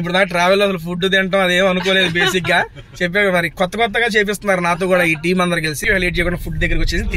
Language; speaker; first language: Telugu; native; Telugu